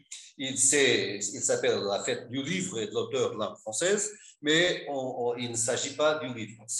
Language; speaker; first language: French; non-native, fluent; Portuguese